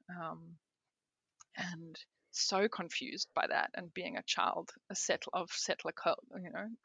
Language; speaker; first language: English; native; English